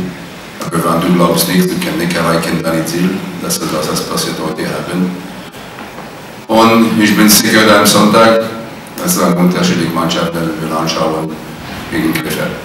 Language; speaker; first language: German; non-native, learner; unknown